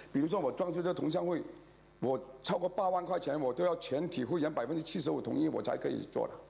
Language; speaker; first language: Chinese; native; Chinese